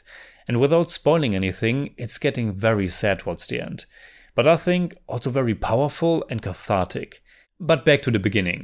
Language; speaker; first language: English; non-native, fluent; German